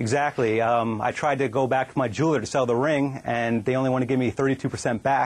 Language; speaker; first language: English; native; English